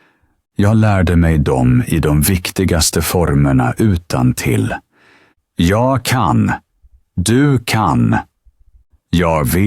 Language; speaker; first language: Swedish; non-native, fluent; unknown